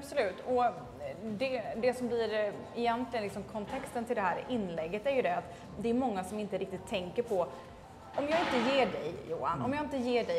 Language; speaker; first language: Swedish; native; Swedish